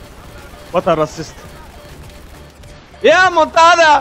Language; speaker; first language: English; non-native, learner; Turkish